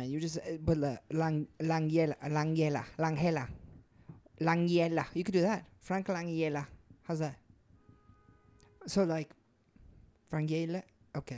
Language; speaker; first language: English; early bilingual, other home language; Spanish